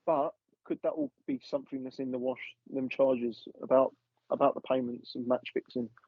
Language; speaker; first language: English; native; English